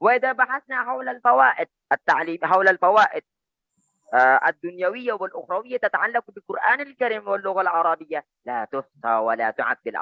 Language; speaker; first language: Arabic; non-native, fluent; Indonesian